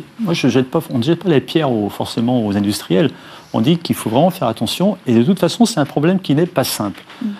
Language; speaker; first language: French; native; French